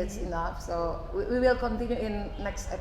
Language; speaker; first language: English; non-native, fluent; Indonesian